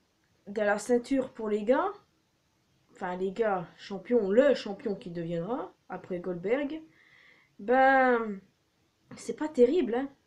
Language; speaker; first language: French; native; French